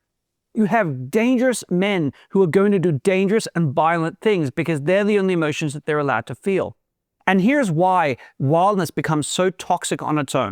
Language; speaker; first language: English; native; English